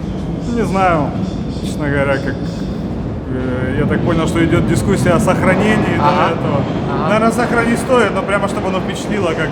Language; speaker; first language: Russian; native; Russian